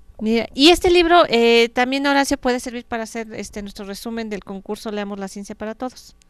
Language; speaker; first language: Spanish; native; Spanish